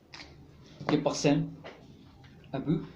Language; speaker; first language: French; non-native, learner; Spanish